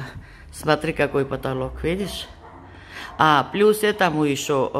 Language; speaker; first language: Russian; non-native, fluent; Georgian